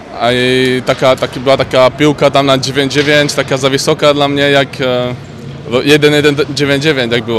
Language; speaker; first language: Polish; non-native, learner; Czech